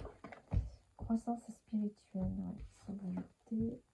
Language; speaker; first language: French; native; French